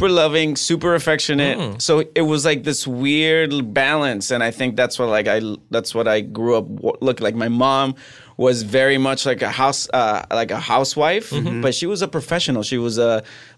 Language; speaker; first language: English; non-native, fluent; Spanish